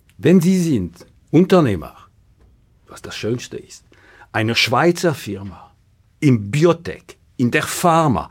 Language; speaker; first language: German; non-native, local second language; French